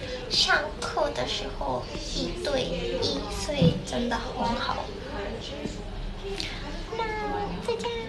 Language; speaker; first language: Chinese; non-native, learner; Japanese